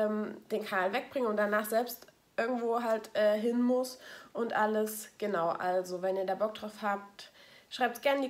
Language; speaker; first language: German; native; German